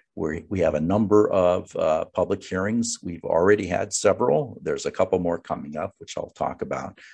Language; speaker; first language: English; native; English